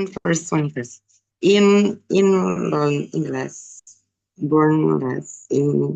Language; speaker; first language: English; non-native, learner; Indonesian